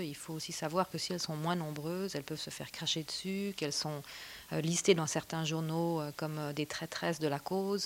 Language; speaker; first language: French; native; French